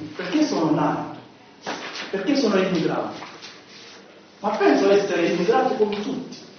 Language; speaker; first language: Italian; non-native, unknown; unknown